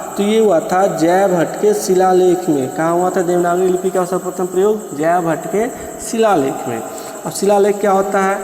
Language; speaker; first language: Hindi; native; Hindi